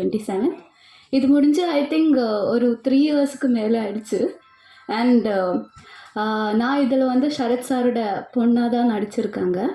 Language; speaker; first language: Tamil; non-native, learner; Malayalam